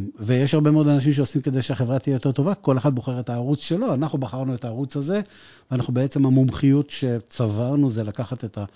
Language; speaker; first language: Hebrew; native; Hebrew